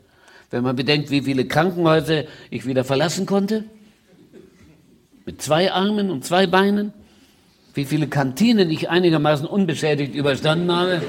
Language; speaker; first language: German; native; German